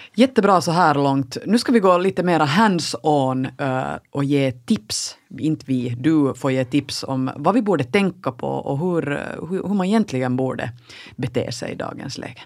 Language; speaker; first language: Swedish; native; Swedish